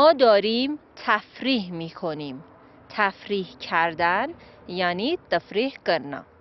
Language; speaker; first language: Persian; non-native, fluent; Urdu